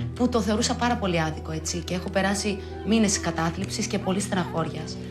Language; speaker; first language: Greek; early bilingual, other home language; Albanian